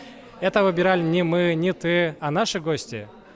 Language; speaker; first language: Russian; native; Russian